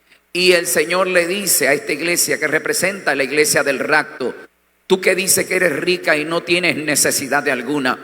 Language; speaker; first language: Spanish; native; Spanish